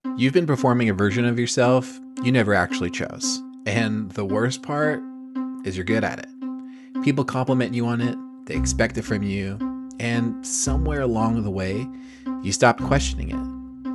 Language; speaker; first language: English; native; English